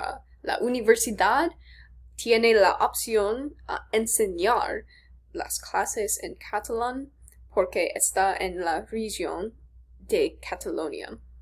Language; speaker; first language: Spanish; non-native, learner; English